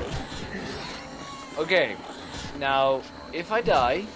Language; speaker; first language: English; native; English